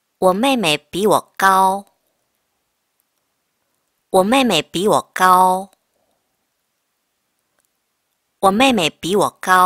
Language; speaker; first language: Chinese; non-native, fluent; Korean